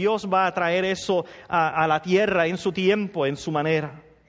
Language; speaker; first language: Spanish; non-native, fluent; English